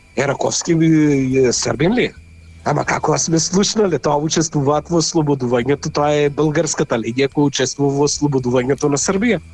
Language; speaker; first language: Macedonian; native; Macedonian